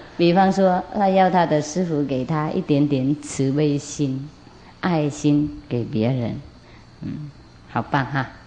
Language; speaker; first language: Chinese; non-native, fluent; Vietnamese